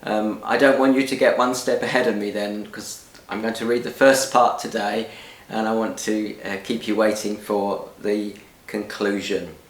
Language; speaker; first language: English; native; English